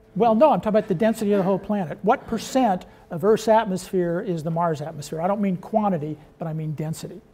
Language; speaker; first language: English; native; English